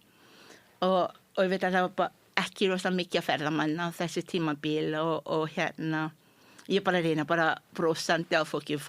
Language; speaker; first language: Icelandic; non-native, fluent; Malay